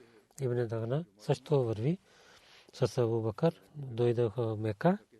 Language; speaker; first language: Bulgarian; non-native, learner; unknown